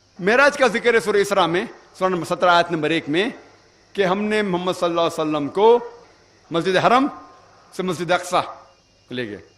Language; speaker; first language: Urdu; non-native, local second language; Konkani